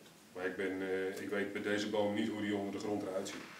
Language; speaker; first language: Dutch; native; Dutch